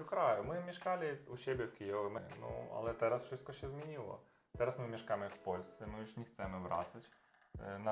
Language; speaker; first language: Polish; non-native, learner; Russian